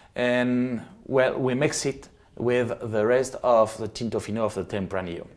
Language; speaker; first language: English; non-native, fluent; French